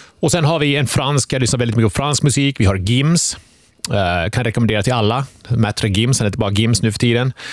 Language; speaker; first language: Swedish; native; Swedish